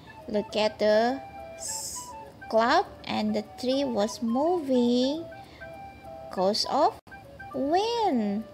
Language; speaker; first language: English; non-native, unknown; Indonesian